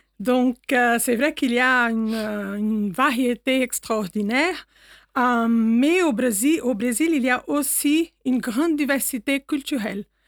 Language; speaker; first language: French; non-native, fluent; Portuguese